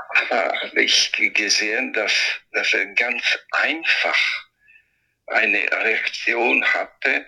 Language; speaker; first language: German; non-native, local second language; Italian